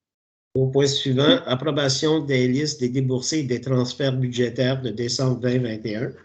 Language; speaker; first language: French; native; French